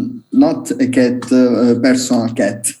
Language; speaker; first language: English; non-native, learner; Italian